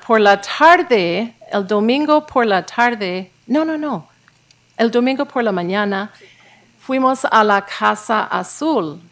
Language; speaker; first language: Spanish; non-native, fluent; English